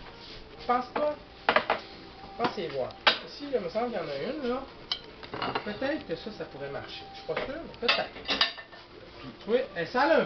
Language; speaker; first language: French; native; French